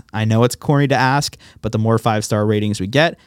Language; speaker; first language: English; native; English